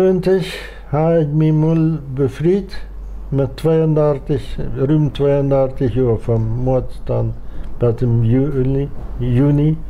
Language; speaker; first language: German; non-native, local second language; Plautdietsch